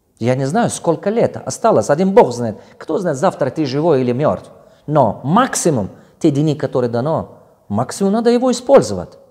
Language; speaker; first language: Russian; non-native, local second language; Tajik